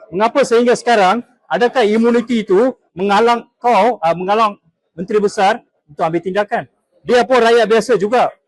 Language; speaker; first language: Malay; non-native, local second language; Tamil